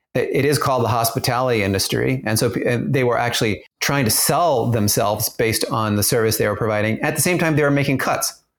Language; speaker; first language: English; early bilingual, other home language; German